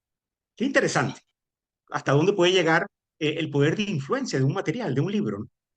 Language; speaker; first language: Spanish; native; Spanish